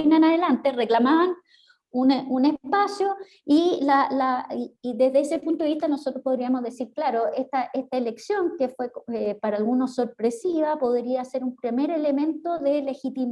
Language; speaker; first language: Spanish; native; Spanish